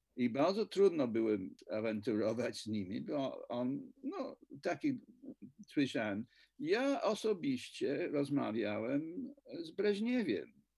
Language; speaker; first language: Polish; non-native, fluent; English